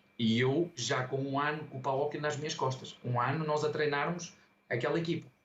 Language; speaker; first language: Portuguese; native; Portuguese